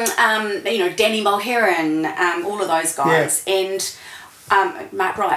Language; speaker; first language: English; native; English